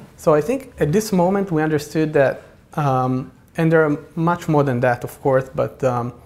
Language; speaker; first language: English; non-native, fluent; Hebrew